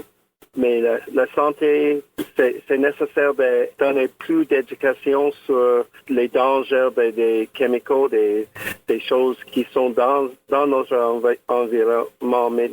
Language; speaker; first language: French; non-native, local second language; English